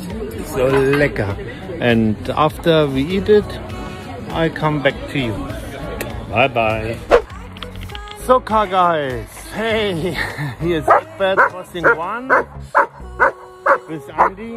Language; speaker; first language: English; non-native, learner; German